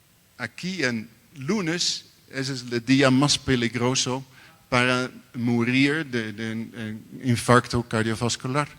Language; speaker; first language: Spanish; non-native, learner; Dutch